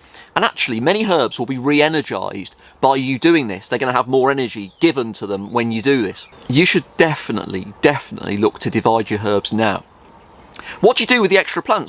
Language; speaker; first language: English; native; English